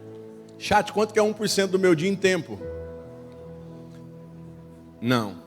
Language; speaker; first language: Portuguese; native; Portuguese